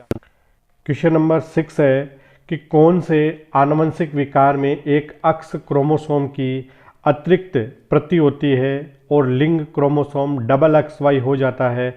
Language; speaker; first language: Hindi; native; Hindi